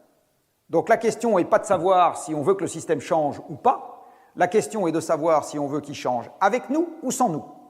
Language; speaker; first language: French; native; French